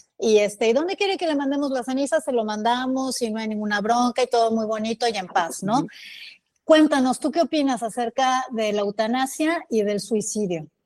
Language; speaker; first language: Spanish; native; Spanish